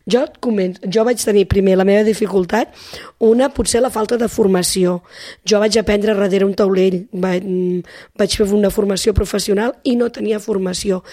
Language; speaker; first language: Catalan; native; Catalan